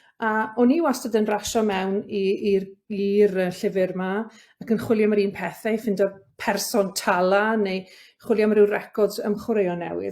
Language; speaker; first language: Welsh; native; Welsh